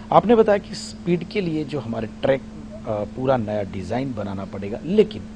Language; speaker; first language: Hindi; non-native, local second language; Gujarati